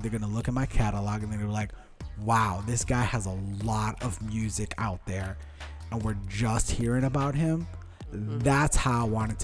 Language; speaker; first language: English; early bilingual, other home language; Portuguese